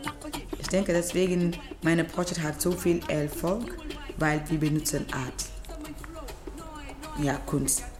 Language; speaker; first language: German; non-native, learner; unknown